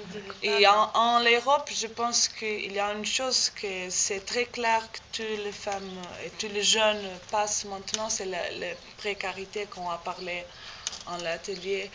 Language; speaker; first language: French; non-native, learner; Portuguese